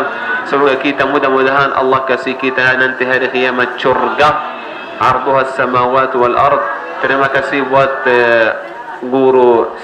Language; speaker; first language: Indonesian; non-native, learner; Arabic